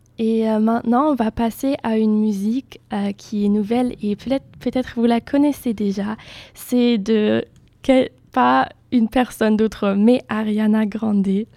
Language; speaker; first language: French; non-native, fluent; German